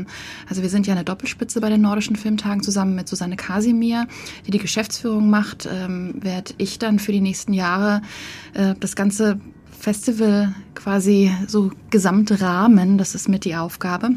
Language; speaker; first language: German; native; German